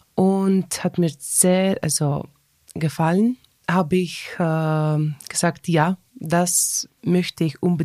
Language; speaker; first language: German; non-native, learner; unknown